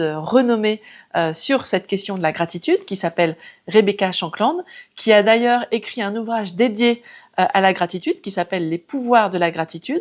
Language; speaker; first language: French; native; French